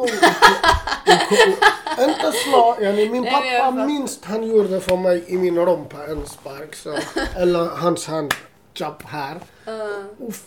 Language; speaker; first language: Swedish; non-native, learner; Assyrian Neo-Aramaic